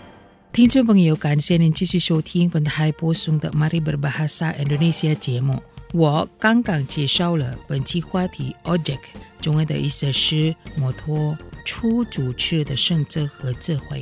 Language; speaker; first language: Chinese; non-native, fluent; Indonesian